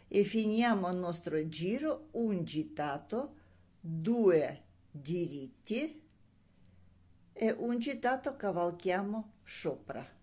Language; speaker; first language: Italian; non-native, learner; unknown